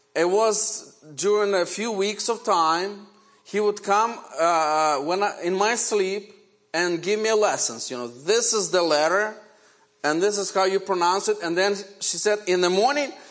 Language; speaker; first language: English; non-native, fluent; Ukrainian